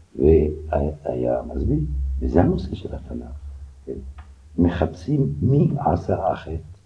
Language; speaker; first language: Hebrew; non-native, fluent; French